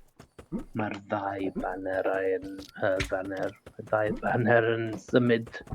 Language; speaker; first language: Welsh; non-native, learner; English